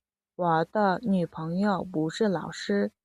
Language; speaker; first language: Chinese; non-native, fluent; Mongolian